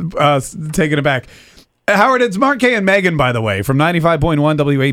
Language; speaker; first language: English; native; English